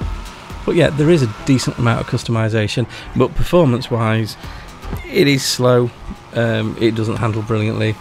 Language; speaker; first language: English; native; English